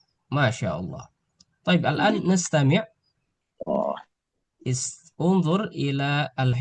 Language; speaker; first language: Arabic; non-native, fluent; Indonesian